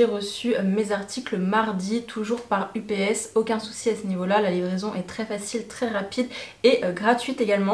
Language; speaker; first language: French; native; French